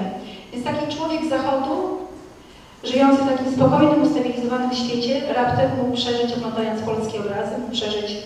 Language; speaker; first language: Polish; native; Polish